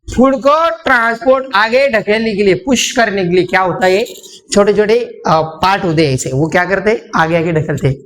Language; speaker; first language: Hindi; non-native, local second language; Marathi